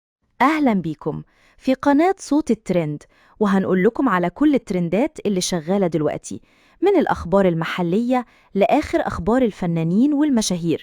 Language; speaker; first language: Arabic; native; Arabic